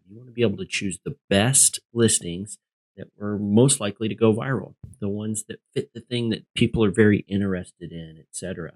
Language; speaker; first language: English; native; English